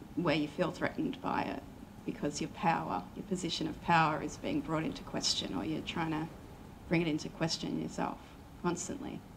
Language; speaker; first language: English; native; English